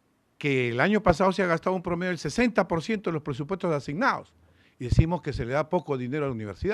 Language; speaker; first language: Spanish; native; Spanish